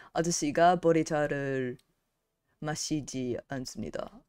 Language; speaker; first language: Korean; non-native, learner; English